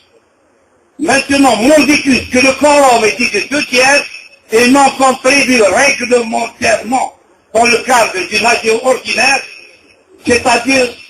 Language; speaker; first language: French; non-native, local second language; Arabic